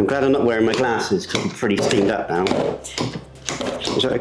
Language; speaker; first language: English; native; English